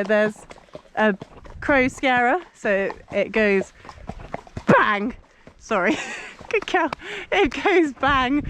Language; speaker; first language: English; native; English